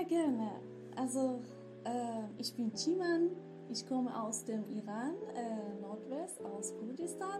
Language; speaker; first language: German; non-native, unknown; Kurdish